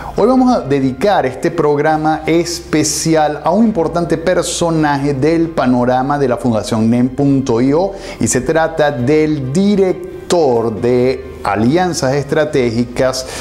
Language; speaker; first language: Spanish; native; Spanish